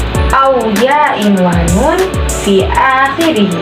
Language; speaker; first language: Arabic; non-native, learner; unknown